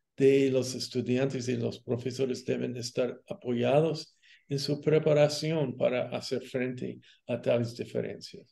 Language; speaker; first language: Portuguese; non-native, fluent; English